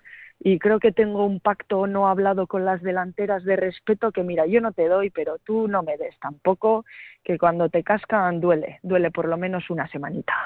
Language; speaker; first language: Spanish; native; Spanish